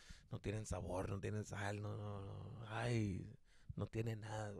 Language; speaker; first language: Spanish; early bilingual, heritage; Spanish